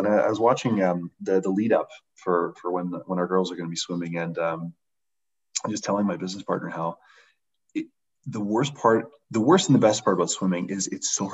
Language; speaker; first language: English; native; English